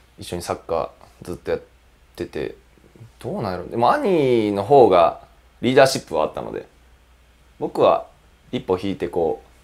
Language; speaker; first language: Japanese; native; Japanese